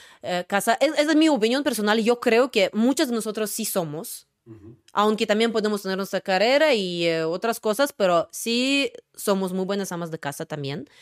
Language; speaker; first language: Spanish; non-native, fluent; Russian